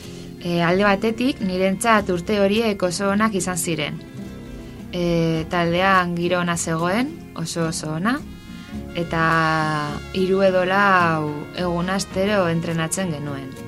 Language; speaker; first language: Basque; non-native, learner; Spanish